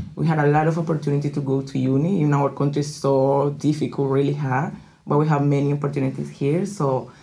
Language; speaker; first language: English; non-native, learner; Spanish